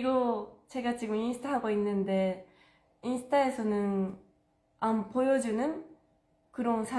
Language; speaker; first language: Korean; non-native, fluent; Japanese